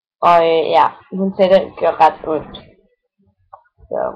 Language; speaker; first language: Danish; native; Danish